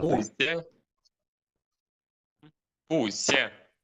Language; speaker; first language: Chinese; non-native, learner; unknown